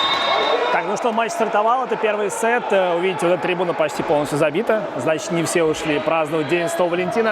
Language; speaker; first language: Russian; native; Russian